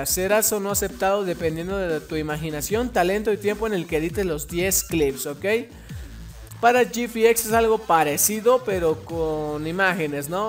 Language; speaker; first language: Spanish; native; Spanish